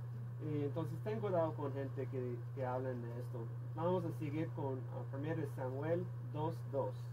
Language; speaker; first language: Spanish; non-native, fluent; English